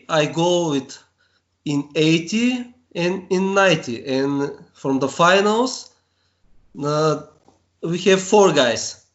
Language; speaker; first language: English; non-native, learner; Bulgarian